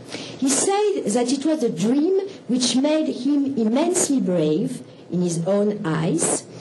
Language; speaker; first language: English; non-native, fluent; French